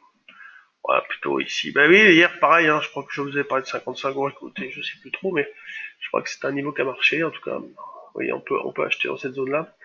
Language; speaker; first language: French; native; French